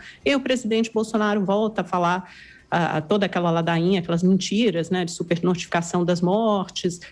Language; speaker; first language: Portuguese; native; Portuguese